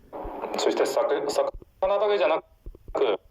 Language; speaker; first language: Japanese; non-native, fluent; Chinese